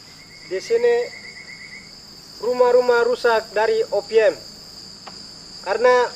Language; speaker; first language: Indonesian; non-native, local second language; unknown